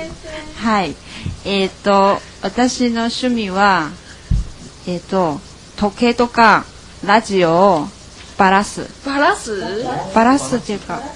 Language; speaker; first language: Japanese; non-native, fluent; Chinese